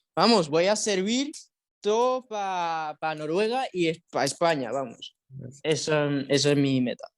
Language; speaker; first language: Spanish; early bilingual, heritage; Spanish